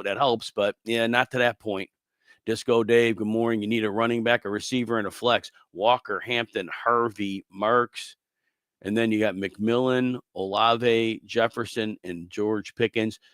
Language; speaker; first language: English; native; English